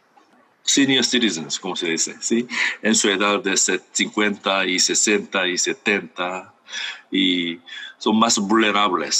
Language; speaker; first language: Spanish; non-native, fluent; Korean